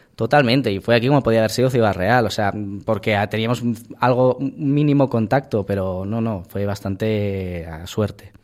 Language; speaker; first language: Spanish; native; Spanish